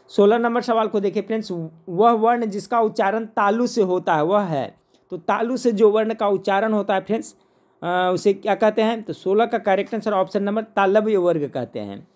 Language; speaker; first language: Hindi; native; Hindi